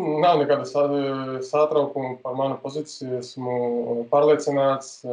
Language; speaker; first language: Latvian; non-native, local second language; Russian